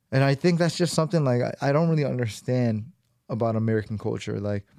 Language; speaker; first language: English; native; English